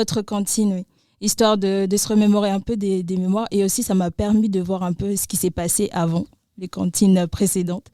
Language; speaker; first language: French; native; French